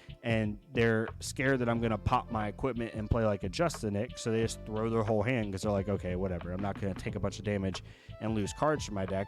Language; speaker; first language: English; native; English